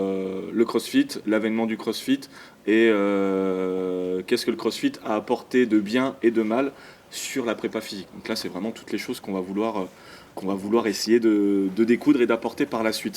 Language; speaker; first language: French; native; French